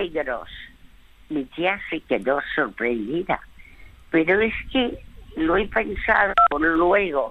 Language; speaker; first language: Spanish; early bilingual, other home language; French